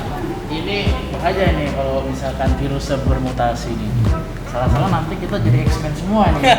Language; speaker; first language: Indonesian; native; Indonesian